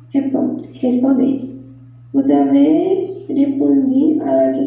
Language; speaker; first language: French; non-native, learner; Portuguese